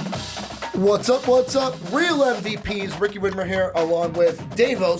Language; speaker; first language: English; native; English